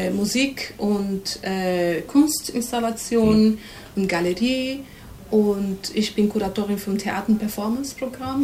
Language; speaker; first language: German; non-native, fluent; Portuguese